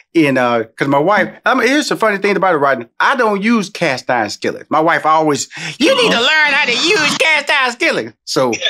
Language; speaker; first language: English; native; English